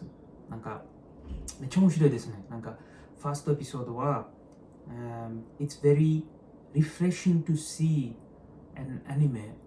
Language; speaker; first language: Japanese; non-native, learner; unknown